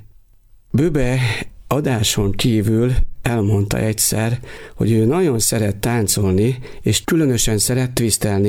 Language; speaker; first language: Hungarian; native; Hungarian